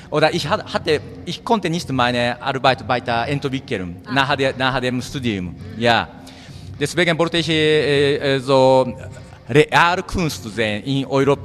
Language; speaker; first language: German; non-native, learner; Japanese